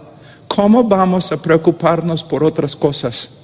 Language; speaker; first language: Spanish; non-native, fluent; English